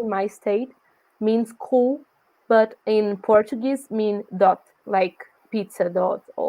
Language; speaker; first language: English; non-native, learner; Portuguese